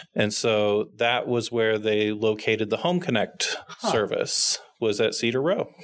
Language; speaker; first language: English; native; English